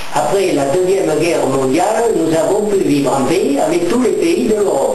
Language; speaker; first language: French; non-native, learner; Spanish